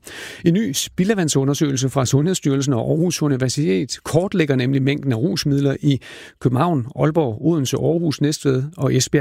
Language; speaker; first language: Danish; native; Danish